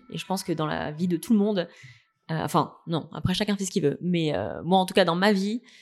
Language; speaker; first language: French; native; French